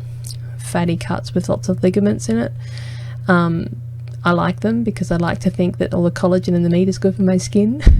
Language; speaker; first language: English; native; English